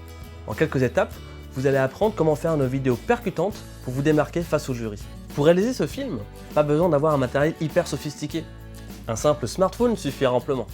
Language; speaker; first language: French; native; French